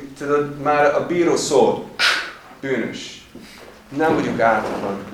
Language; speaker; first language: Hungarian; non-native, fluent; English